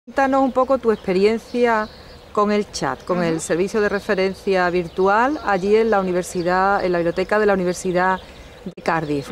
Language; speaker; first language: Spanish; native; Spanish